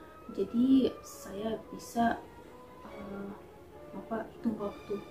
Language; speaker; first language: Indonesian; non-native, fluent; Russian